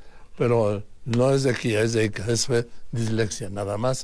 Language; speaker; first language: Spanish; native; Spanish